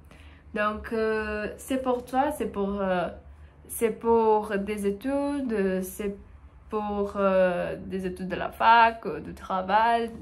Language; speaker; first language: French; non-native, learner; Portuguese